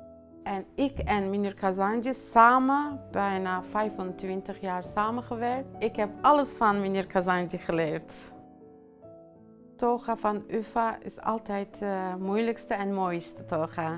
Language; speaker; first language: Dutch; non-native, learner; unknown